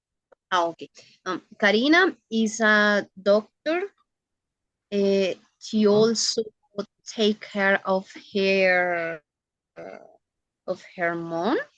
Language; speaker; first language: English; non-native, learner; Spanish